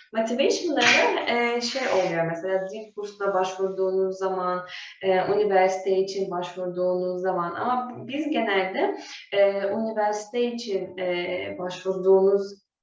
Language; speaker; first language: Turkish; non-native, fluent; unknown